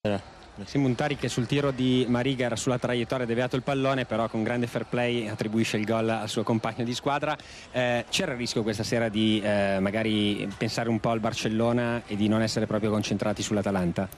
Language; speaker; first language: Italian; native; Italian